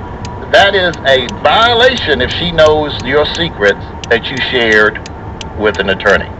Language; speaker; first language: English; native; English